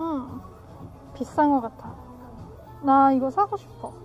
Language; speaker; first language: Korean; non-native, fluent; Cantonese